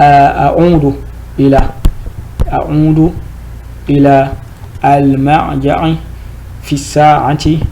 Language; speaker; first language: Arabic; non-native, fluent; French